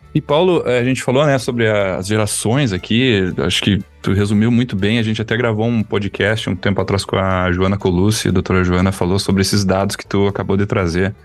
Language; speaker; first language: Portuguese; native; Portuguese